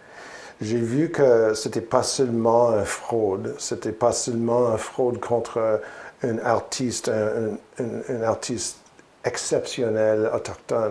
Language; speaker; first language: French; non-native, learner; English